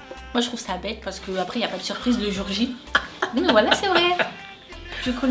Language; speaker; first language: French; native; French